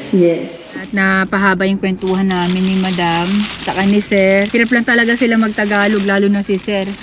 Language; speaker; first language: Filipino; native; Filipino